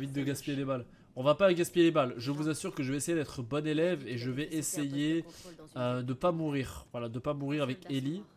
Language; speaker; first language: French; native; French